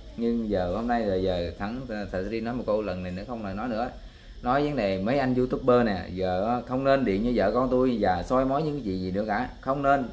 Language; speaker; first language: Vietnamese; non-native, local second language; Khmer